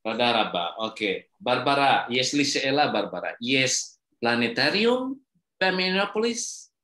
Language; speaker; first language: Hebrew; non-native, fluent; Indonesian